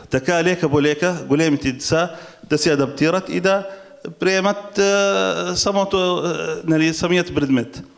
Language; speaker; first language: Bulgarian; non-native, fluent; Arabic